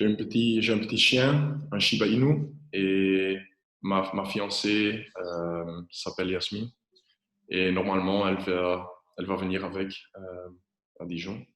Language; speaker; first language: French; non-native, local second language; Dutch